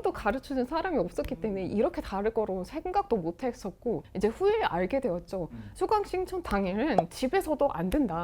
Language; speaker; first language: Korean; non-native, fluent; Russian